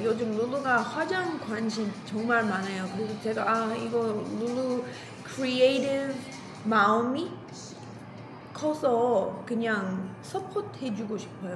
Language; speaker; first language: Korean; non-native, learner; English